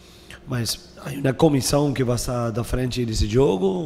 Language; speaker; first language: Portuguese; non-native, learner; Spanish